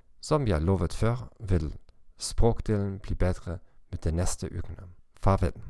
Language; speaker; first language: Norwegian; non-native, learner; German